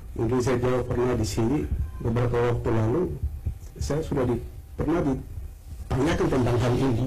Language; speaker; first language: Indonesian; non-native, local second language; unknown